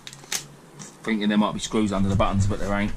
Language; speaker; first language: English; native; English